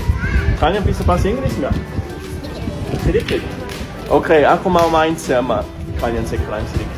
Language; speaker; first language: Indonesian; non-native, learner; English